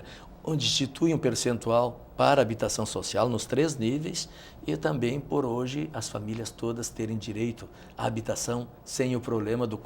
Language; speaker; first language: Portuguese; native; Portuguese